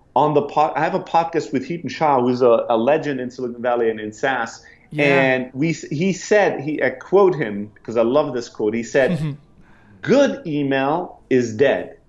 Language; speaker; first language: English; non-native, fluent; German